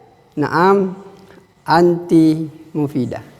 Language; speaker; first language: Arabic; non-native, fluent; Indonesian